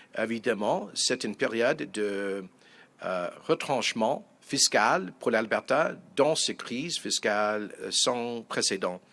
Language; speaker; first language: French; non-native, fluent; English